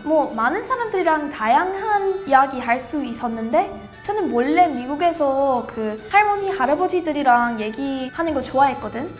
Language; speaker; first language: Korean; non-native, learner; English